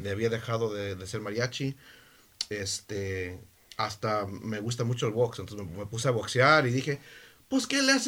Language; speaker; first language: Spanish; early bilingual, heritage; Spanish